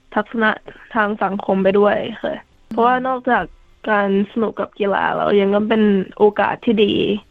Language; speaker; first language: Thai; early bilingual, heritage; Thai